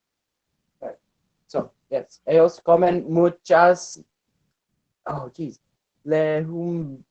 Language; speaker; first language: Spanish; non-native, learner; English